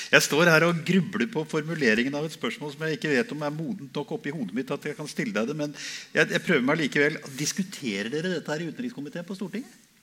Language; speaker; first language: Norwegian; native; Norwegian